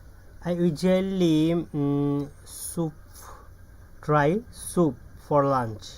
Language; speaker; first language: English; non-native, learner; Bangla